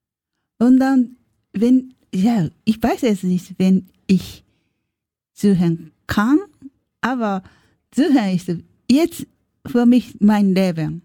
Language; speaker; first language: German; non-native, learner; Japanese